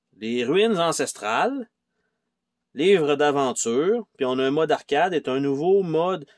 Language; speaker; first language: French; native; French